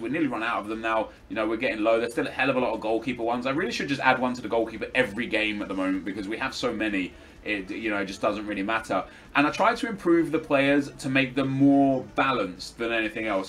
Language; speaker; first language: English; native; English